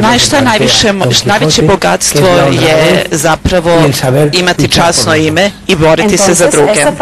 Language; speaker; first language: Serbian; non-native, fluent; Spanish